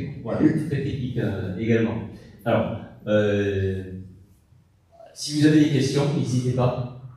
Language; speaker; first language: French; non-native, fluent; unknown